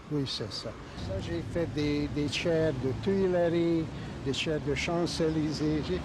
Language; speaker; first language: French; non-native, learner; Hungarian